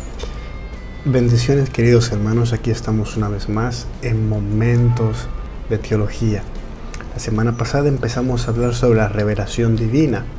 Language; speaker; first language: Spanish; native; Spanish